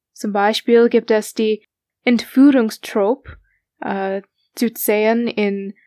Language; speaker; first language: German; non-native, learner; English